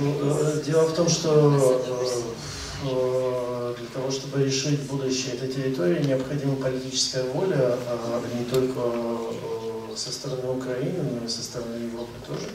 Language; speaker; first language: Russian; native; Russian